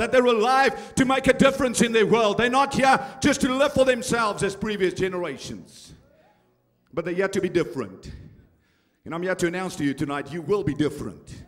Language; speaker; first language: English; non-native, local second language; Afrikaans